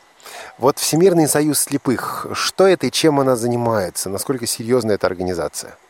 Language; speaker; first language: Russian; native; Russian